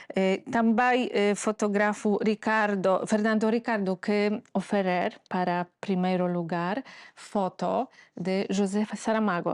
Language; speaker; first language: Portuguese; non-native, fluent; Polish